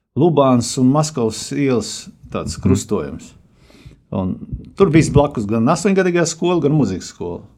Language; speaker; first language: Latvian; native; Latvian